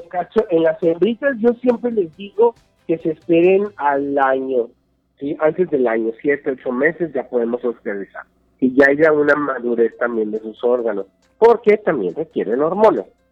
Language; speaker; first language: Spanish; native; Spanish